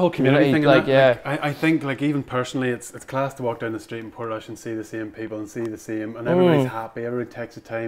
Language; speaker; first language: English; native; English